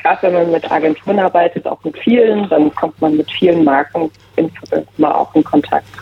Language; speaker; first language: German; native; German